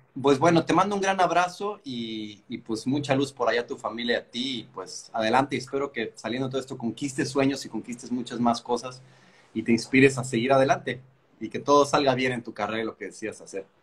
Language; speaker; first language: Spanish; native; Spanish